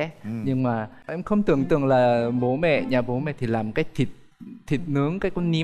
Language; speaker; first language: Vietnamese; non-native, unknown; Korean